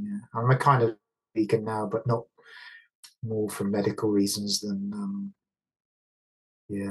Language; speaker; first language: English; native; English